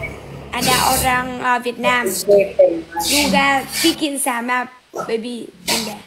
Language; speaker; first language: Indonesian; non-native, learner; Vietnamese